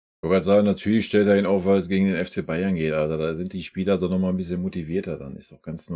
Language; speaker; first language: German; native; German